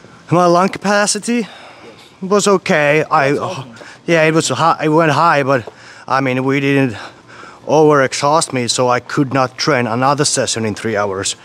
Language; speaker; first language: English; non-native, fluent; Finnish